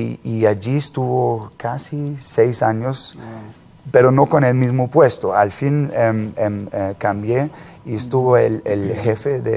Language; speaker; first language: Spanish; non-native, fluent; German